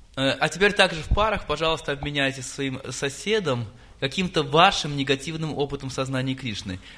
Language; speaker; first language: Russian; native; Russian